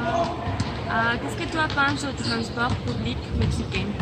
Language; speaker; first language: French; non-native, learner; Spanish